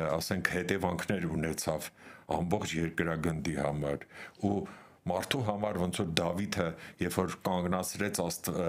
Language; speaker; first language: Armenian; native; Armenian